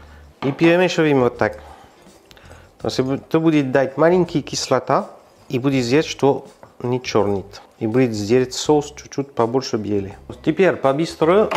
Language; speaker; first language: Russian; non-native, learner; French